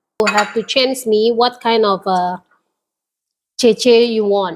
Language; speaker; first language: English; non-native, learner; Indonesian